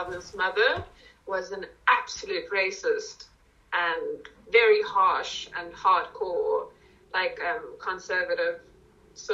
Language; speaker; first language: English; non-native, local second language; Afrikaans